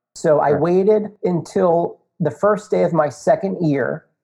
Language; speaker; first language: English; native; English